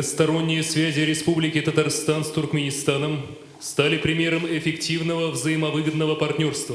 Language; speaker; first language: Russian; native; Russian